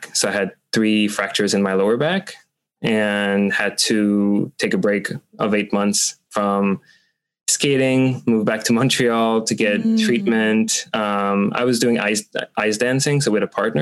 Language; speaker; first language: English; non-native, fluent; French